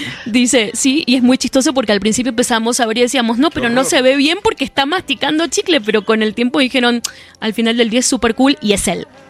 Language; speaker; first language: Spanish; native; Spanish